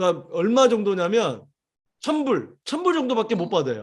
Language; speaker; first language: Korean; native; Korean